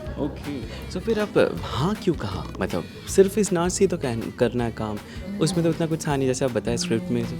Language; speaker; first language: Hindi; non-native, local second language; Bangla